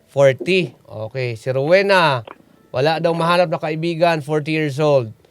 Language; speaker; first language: Filipino; native; Filipino